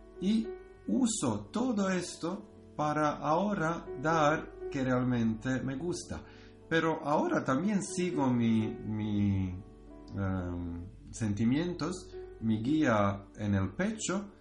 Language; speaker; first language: Spanish; non-native, learner; Croatian